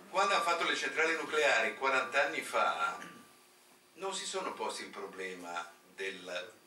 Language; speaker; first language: Italian; native; Italian